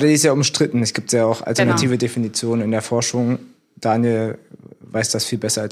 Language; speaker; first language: German; early bilingual, other home language; Turkish